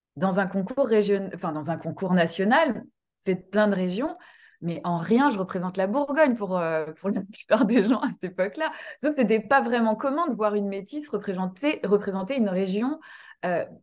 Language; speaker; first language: French; early bilingual, other home language; Kinyarwanda